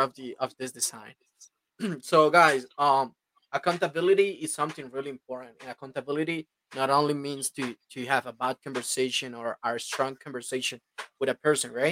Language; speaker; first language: English; non-native, fluent; Spanish